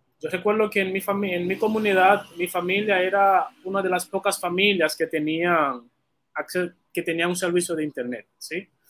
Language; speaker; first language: Spanish; non-native, fluent; Haitian Creole